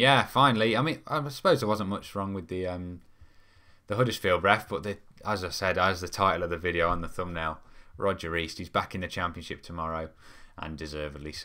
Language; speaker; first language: English; native; English